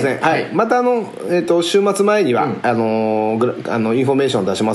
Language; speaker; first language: Japanese; native; Japanese